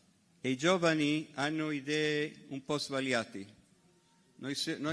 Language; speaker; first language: Italian; non-native, fluent; Hebrew